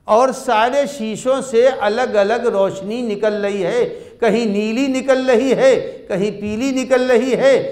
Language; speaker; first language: Urdu; native; Urdu